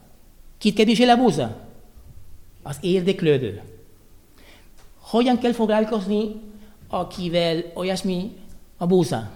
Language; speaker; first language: Hungarian; non-native, learner; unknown